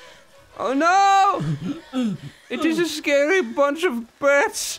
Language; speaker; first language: English; native; English